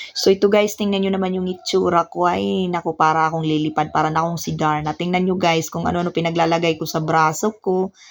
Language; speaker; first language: Filipino; non-native, local second language; Waray